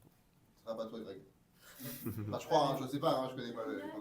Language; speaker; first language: French; native; French